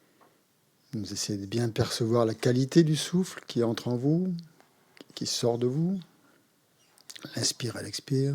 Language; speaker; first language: French; native; French